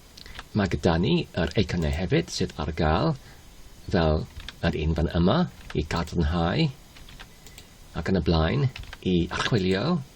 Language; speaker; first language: Welsh; non-native, learner; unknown